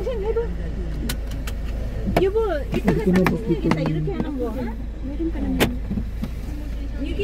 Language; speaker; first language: Korean; non-native, learner; Filipino